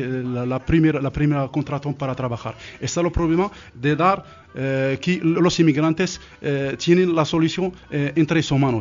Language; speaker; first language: Spanish; non-native, learner; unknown